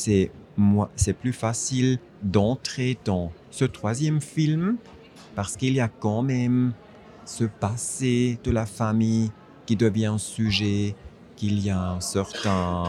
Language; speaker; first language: French; non-native, fluent; German